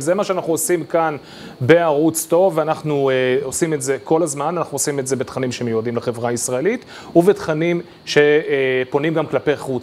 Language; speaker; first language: Hebrew; native; Hebrew